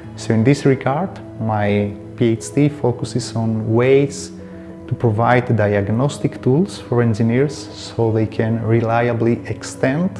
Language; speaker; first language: English; non-native, fluent; Greek